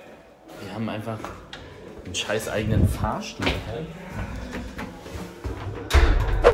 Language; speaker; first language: German; native; German